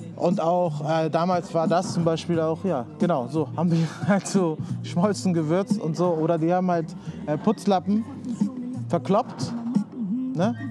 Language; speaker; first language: German; early bilingual, other home language; Spanish